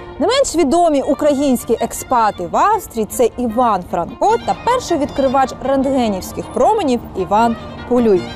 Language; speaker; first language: Ukrainian; native; Ukrainian